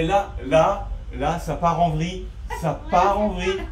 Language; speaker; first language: French; native; French